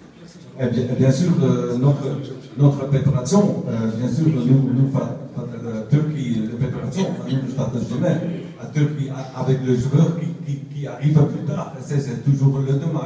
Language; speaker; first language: French; non-native, learner; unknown